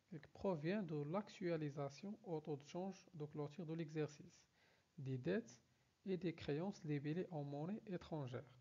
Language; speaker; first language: French; non-native, local second language; Arabic